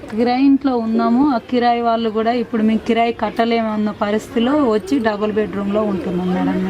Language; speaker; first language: Telugu; native; Telugu